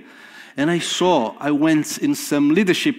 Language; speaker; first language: English; non-native, fluent; Portuguese